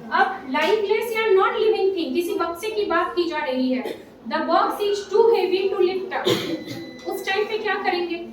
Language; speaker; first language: Hindi; native; Hindi